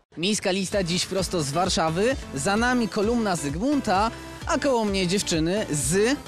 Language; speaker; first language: Polish; native; Polish